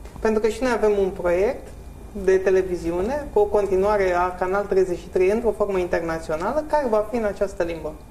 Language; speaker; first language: Romanian; native; Romanian